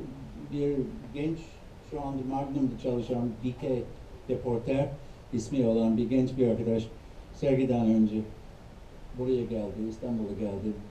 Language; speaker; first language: Turkish; non-native, fluent; English